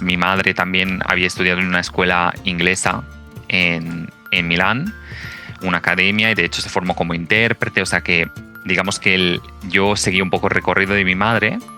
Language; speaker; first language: Spanish; non-native, fluent; Italian